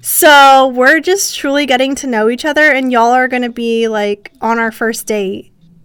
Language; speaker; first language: English; native; English